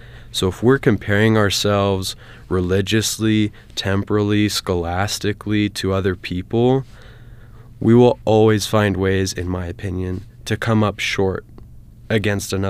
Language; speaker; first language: English; native; English